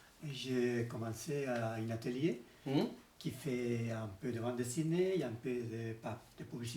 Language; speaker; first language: French; non-native, learner; Spanish